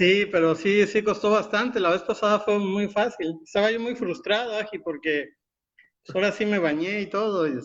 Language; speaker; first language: Spanish; native; Spanish